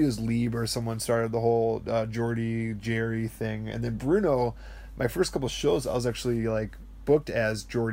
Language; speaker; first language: English; native; English